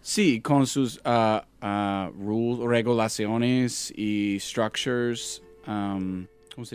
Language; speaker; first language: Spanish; non-native, learner; English